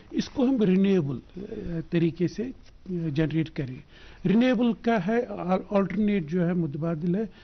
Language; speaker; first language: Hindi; non-native, local second language; Kashmiri